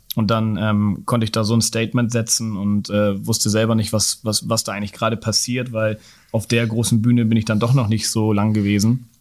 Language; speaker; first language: German; native; German